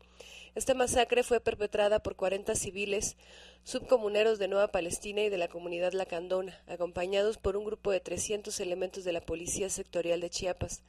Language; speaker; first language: Spanish; native; Spanish